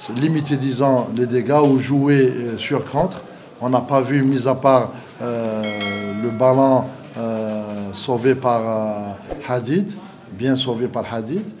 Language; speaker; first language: French; non-native, local second language; Arabic